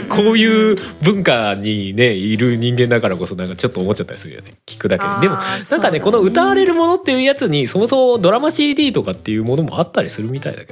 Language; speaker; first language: Japanese; native; Japanese